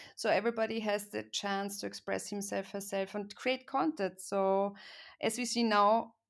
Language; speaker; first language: English; non-native, fluent; German